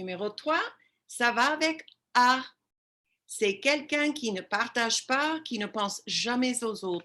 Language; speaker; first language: French; non-native, fluent; English